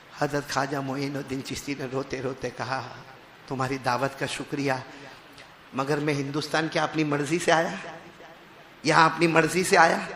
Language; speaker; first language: Urdu; native; Urdu